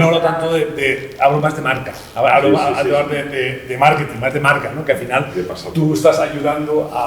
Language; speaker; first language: Spanish; native; Spanish